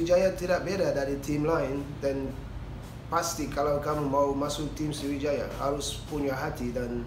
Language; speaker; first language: Indonesian; non-native, fluent; English